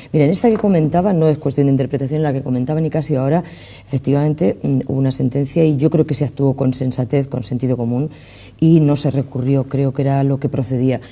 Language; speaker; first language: Spanish; native; Spanish